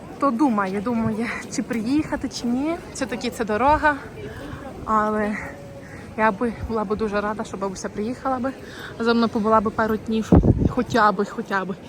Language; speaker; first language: Ukrainian; early bilingual, heritage; Ukrainian